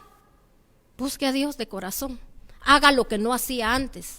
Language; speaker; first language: Spanish; native; Spanish